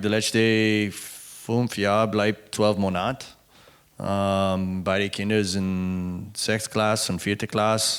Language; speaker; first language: German; non-native, learner; English